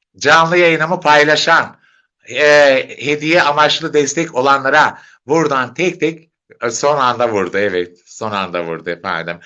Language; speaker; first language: Turkish; native; Turkish